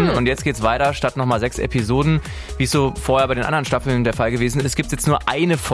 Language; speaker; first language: German; native; German